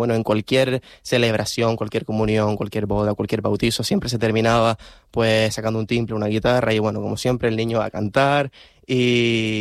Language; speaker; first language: Spanish; native; Spanish